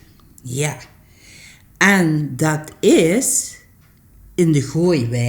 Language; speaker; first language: Dutch; native; Dutch